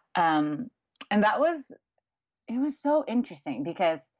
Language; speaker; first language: English; native; English